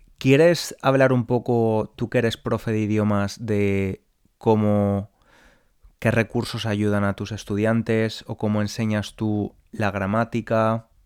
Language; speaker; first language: Spanish; native; Spanish